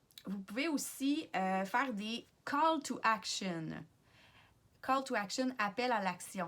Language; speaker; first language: French; native; French